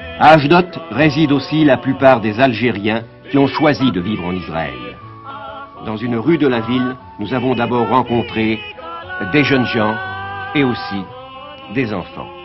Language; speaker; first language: French; native; French